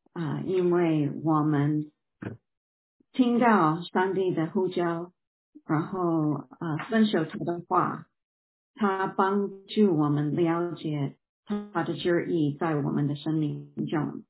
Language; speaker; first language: Chinese; non-native, fluent; English